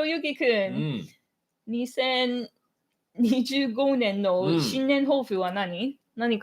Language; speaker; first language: Japanese; non-native, fluent; English